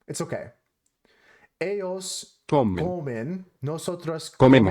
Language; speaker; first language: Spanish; non-native, learner; English